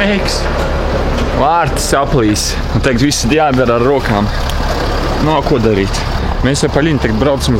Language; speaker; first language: Latvian; native; Latvian